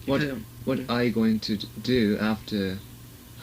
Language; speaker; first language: English; non-native, learner; Japanese